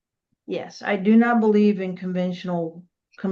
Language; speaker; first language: English; native; English